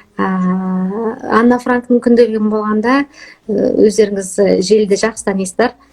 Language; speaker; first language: Kazakh; early bilingual, heritage; Kazakh